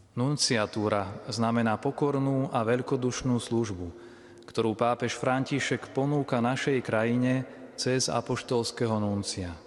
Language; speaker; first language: Slovak; non-native, learner; Italian